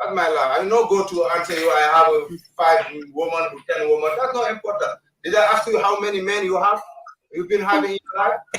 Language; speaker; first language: English; non-native, learner; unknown